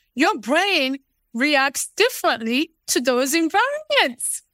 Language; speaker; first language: English; non-native, local second language; Fula